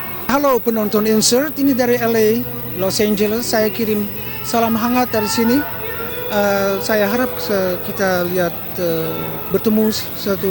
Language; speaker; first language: Indonesian; early bilingual, heritage; Dutch